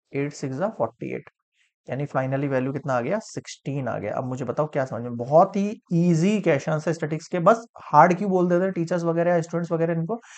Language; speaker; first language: Hindi; native; Hindi